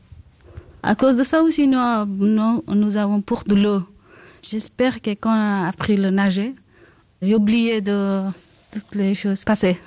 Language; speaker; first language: French; non-native, learner; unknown